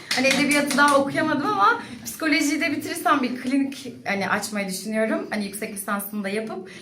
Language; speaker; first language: Turkish; native; Turkish